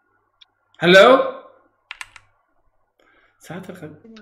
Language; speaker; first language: Arabic; native; Arabic